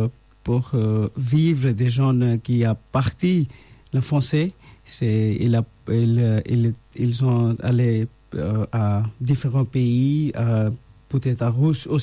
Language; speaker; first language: French; non-native, learner; Bangla